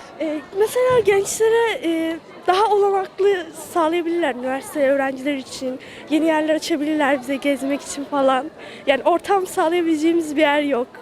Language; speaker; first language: Turkish; native; Turkish